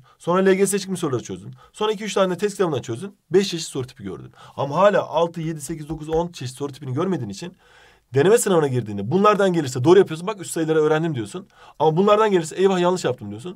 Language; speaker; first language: Turkish; native; Turkish